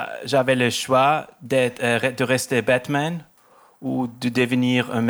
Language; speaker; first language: French; non-native, local second language; German